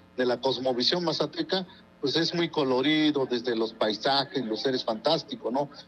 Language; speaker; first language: Spanish; non-native, local second language; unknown